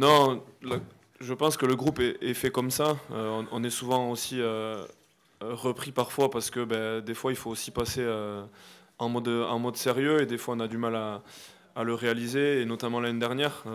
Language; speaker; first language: French; native; French